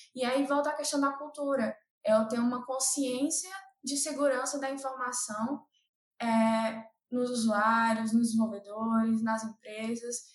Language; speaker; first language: Portuguese; native; Portuguese